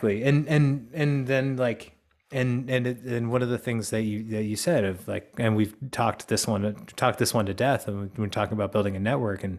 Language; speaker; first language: English; native; English